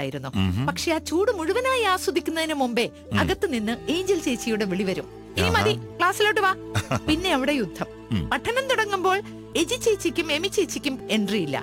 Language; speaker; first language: Malayalam; native; Malayalam